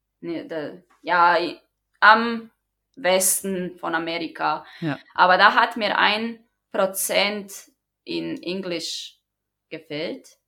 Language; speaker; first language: German; non-native, fluent; Croatian